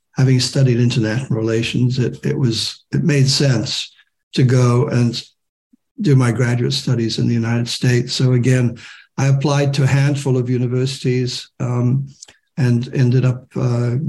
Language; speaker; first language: English; non-native, local second language; German